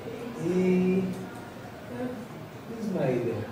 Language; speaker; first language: Portuguese; non-native, learner; English